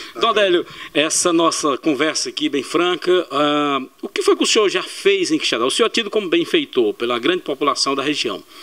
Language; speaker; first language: Portuguese; native; Portuguese